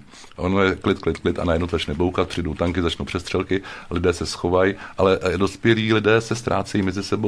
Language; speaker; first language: Czech; native; Czech